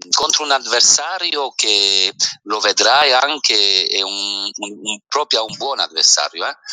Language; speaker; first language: Italian; early bilingual, heritage; French